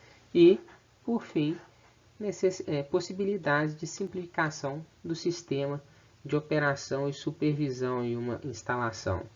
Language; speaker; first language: Portuguese; native; Portuguese